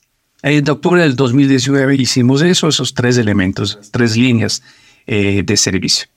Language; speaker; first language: Spanish; native; Spanish